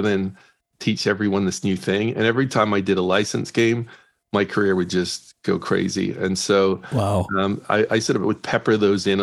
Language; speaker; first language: English; native; English